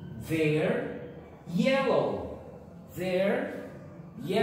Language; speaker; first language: English; non-native, fluent; Portuguese